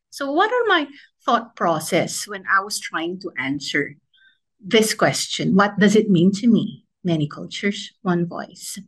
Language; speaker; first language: English; non-native, local second language; Filipino